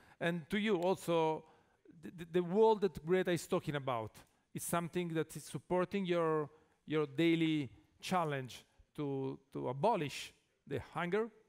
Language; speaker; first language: English; non-native, fluent; Italian